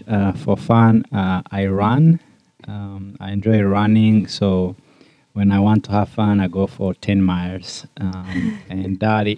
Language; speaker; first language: English; non-native, local second language; Kinyarwanda